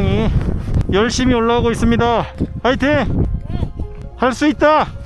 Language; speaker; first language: Korean; native; Korean